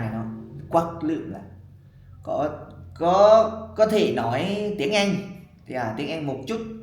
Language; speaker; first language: Vietnamese; non-native, learner; Lao